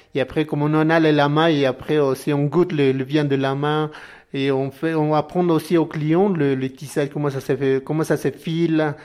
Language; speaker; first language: French; non-native, learner; Spanish